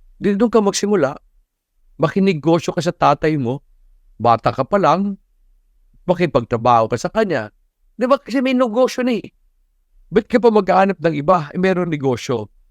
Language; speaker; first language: Filipino; non-native, local second language; Cebuano